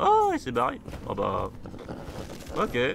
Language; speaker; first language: French; native; French